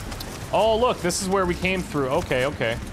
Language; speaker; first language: English; native; English